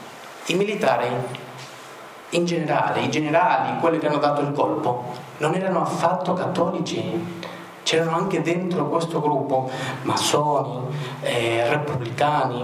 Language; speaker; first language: Italian; non-native, fluent; Spanish